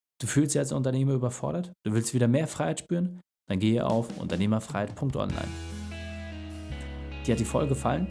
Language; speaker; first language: German; native; German